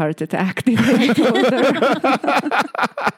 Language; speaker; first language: English; non-native, fluent; Italian